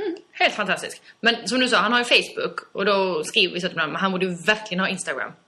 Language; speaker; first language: Swedish; native; Swedish